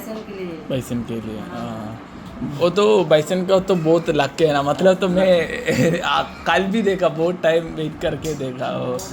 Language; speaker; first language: Hindi; non-native, local second language; Malayalam